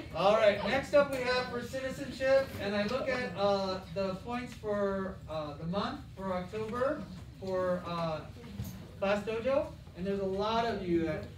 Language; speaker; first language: English; native; English